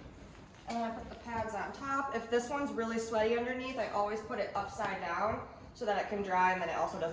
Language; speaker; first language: English; native; English